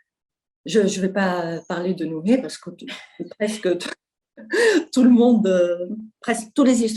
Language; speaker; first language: French; non-native, local second language; Arabic